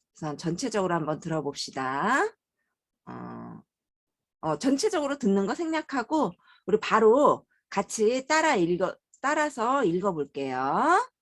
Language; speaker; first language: Korean; native; Korean